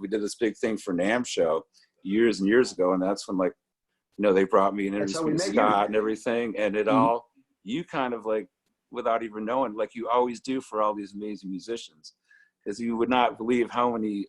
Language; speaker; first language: English; native; English